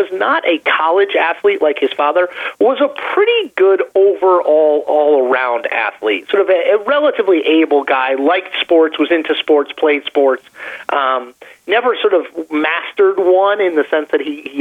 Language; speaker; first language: English; native; English